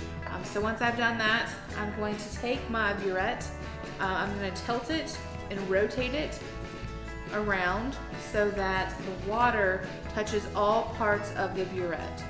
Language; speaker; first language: English; native; English